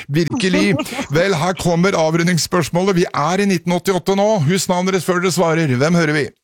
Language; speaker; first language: Norwegian; native; Norwegian